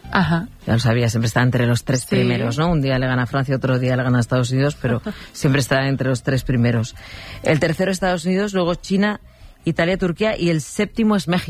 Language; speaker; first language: Spanish; native; Spanish